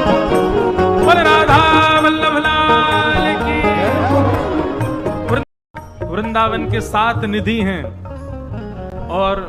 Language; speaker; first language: Hindi; native; Hindi